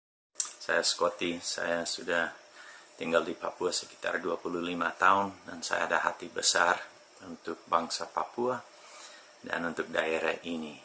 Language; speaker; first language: Indonesian; non-native, fluent; English